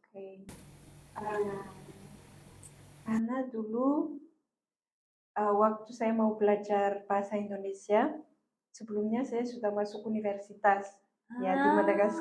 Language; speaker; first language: Indonesian; non-native, fluent; Malagasy